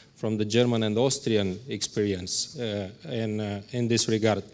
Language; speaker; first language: English; non-native, fluent; Romanian